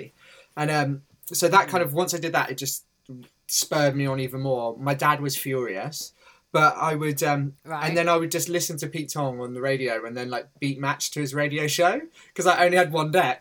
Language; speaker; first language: English; native; English